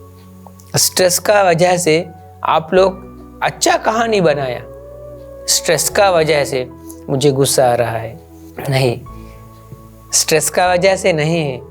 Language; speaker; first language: Hindi; non-native, local second language; Sinhala